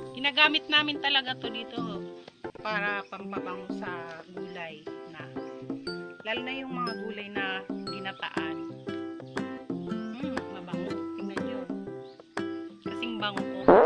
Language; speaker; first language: Filipino; non-native, local second language; Waray